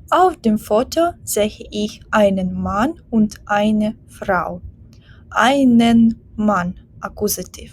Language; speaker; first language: German; non-native, fluent; Ukrainian